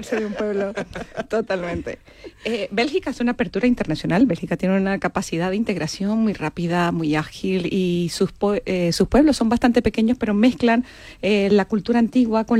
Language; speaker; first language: Spanish; native; Spanish